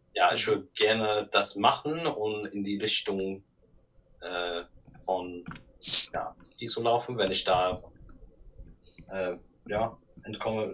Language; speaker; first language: German; non-native, learner; English